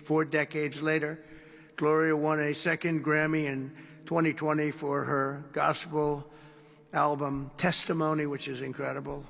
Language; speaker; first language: English; native; English